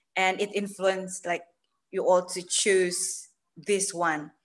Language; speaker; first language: English; non-native, fluent; Malay